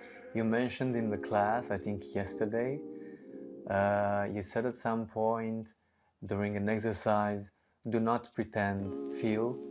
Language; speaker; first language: English; non-native, fluent; Romanian